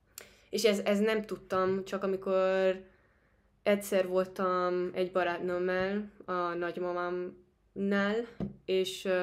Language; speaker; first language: Hungarian; non-native, fluent; Spanish